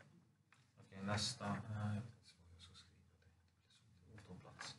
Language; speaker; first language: Swedish; non-native, fluent; Finnish